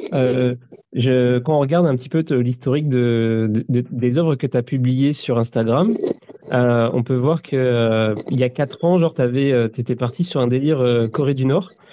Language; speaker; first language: French; native; French